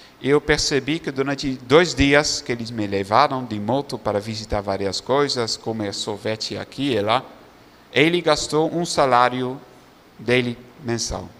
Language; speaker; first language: Portuguese; non-native, fluent; Dutch